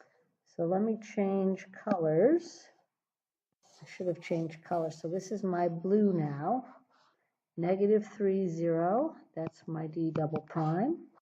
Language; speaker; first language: English; native; English